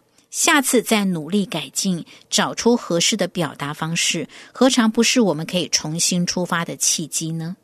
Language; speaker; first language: Chinese; native; Chinese